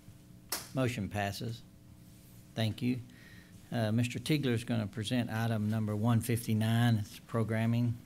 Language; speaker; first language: English; native; English